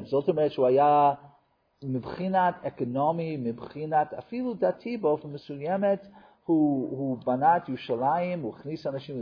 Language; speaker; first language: Hebrew; non-native, fluent; English